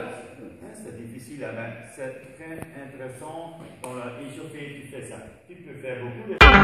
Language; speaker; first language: French; non-native, learner; Dutch